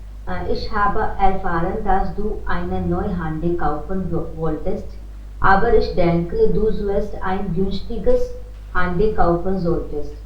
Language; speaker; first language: German; non-native, learner; Hindi